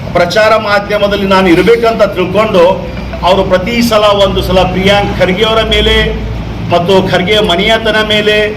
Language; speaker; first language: Kannada; non-native, local second language; Urdu